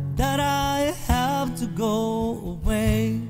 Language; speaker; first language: English; non-native, local second language; Filipino